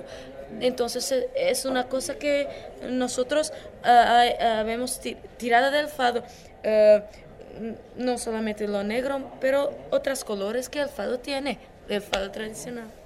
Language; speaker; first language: Spanish; non-native, learner; Portuguese